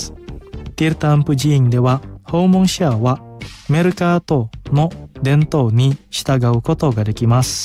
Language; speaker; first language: Japanese; non-native, fluent; Indonesian